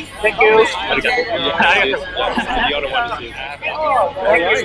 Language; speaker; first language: English; non-native, learner; Japanese